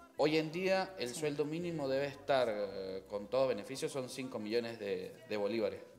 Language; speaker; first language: Spanish; native; Spanish